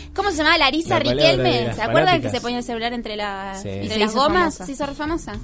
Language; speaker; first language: Spanish; native; Spanish